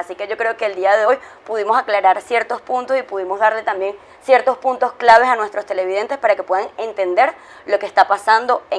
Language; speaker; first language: Spanish; native; Spanish